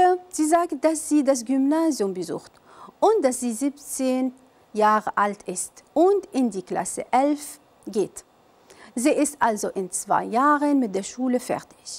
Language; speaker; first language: German; non-native, fluent; Arabic